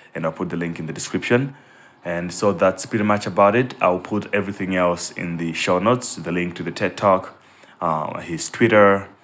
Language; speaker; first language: English; non-native, local second language; Nyanja